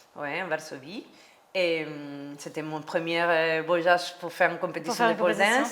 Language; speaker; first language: French; non-native, learner; Spanish